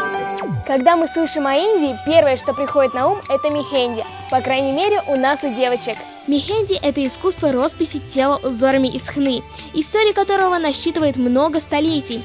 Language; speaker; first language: Russian; native; Russian